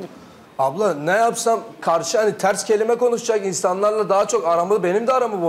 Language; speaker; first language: Turkish; native; Turkish